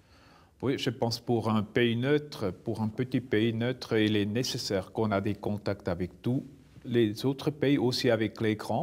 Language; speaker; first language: French; non-native, local second language; German